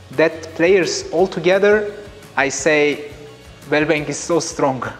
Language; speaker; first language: English; non-native, fluent; Turkish